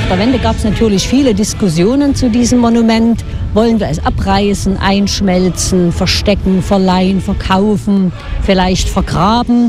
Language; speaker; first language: German; native; German